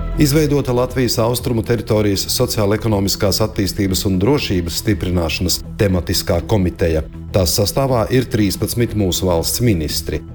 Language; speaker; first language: Latvian; non-native, local second language; Russian